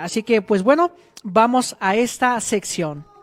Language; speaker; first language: Spanish; native; Spanish